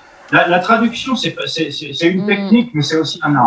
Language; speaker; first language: French; native; French